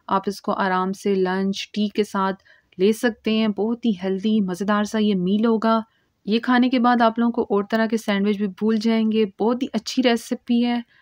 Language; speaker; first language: Urdu; native; Urdu